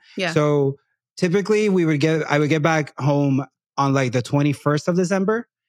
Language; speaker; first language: English; non-native, fluent; Spanish